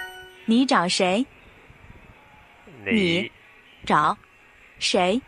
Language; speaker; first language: Chinese; non-native, learner; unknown